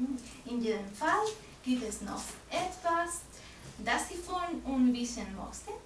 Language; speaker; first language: German; non-native, learner; Spanish